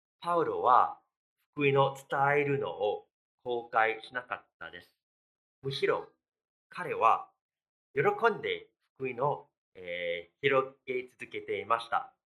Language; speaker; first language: Japanese; non-native, fluent; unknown